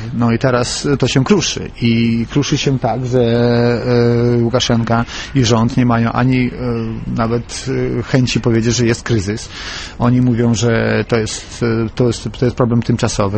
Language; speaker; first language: Polish; non-native, fluent; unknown